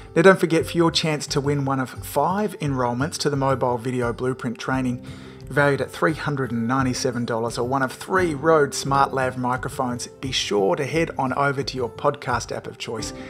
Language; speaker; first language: English; native; English